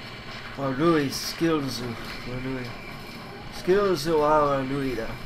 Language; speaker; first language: Japanese; non-native, learner; English